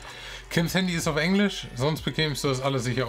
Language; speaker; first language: German; native; German